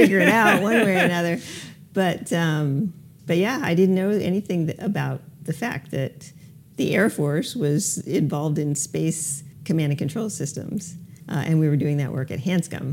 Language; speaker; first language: English; native; English